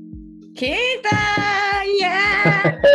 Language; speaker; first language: Japanese; native; Japanese